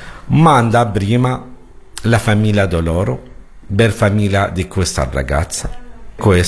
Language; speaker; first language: Italian; non-native, learner; Arabic